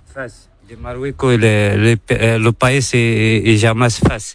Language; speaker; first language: Spanish; non-native, learner; Arabic